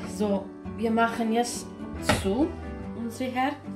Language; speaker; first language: German; non-native, learner; Kurdish